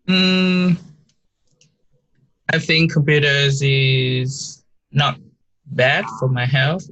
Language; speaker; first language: English; non-native, learner; Vietnamese